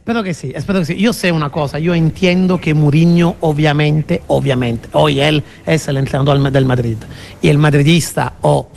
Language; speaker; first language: Spanish; non-native, fluent; Italian